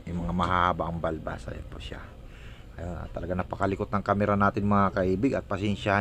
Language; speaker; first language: Filipino; native; Filipino